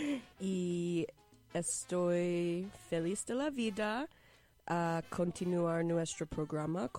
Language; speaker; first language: Spanish; non-native, learner; English